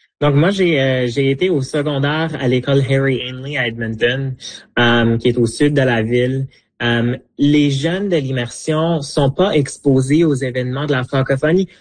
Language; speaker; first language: French; non-native, local second language; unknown